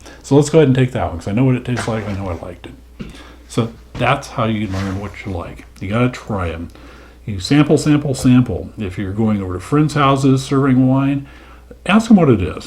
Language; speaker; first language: English; native; English